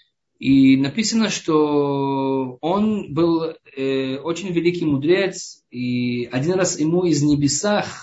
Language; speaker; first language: Russian; early bilingual, heritage; Hebrew